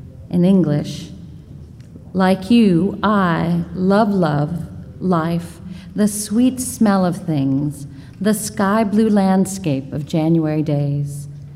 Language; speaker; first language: English; native; English